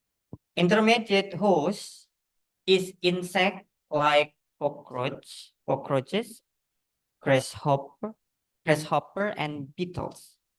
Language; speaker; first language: English; non-native, learner; Indonesian